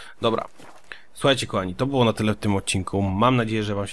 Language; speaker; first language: Polish; native; Polish